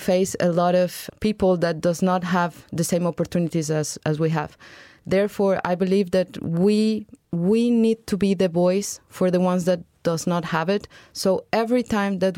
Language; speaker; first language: English; non-native, fluent; Spanish